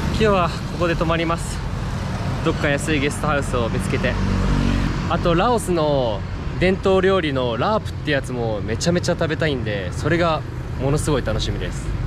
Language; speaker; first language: Japanese; native; Japanese